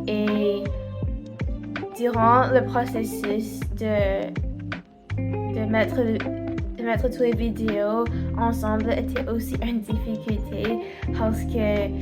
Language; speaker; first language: French; non-native, learner; English